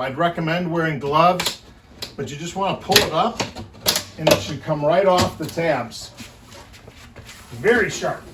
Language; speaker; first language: English; native; English